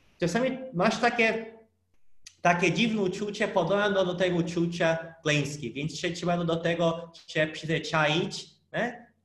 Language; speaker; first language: Polish; non-native, fluent; Portuguese